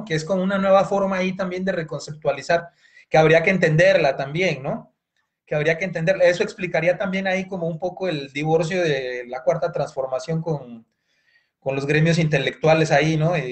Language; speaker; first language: Spanish; native; Spanish